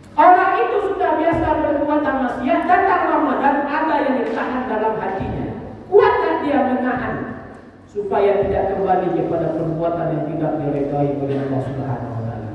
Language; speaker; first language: Indonesian; non-native, local second language; Minangkabau